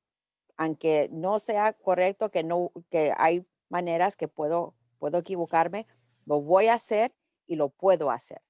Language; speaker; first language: Spanish; early bilingual, heritage; English